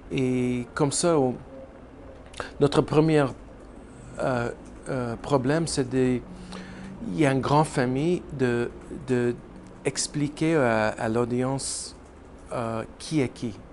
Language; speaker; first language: French; non-native, learner; English